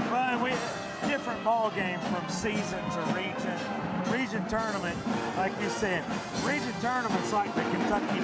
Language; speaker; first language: English; native; English